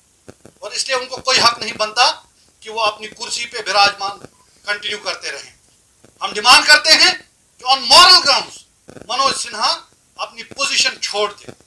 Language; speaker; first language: Hindi; non-native, local second language; Kashmiri